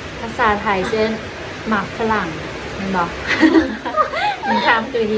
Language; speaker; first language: Thai; non-native, learner; Lao